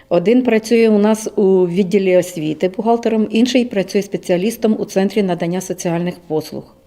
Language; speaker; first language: Ukrainian; native; Ukrainian